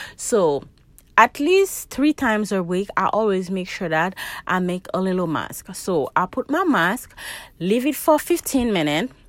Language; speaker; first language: English; non-native, fluent; Haitian Creole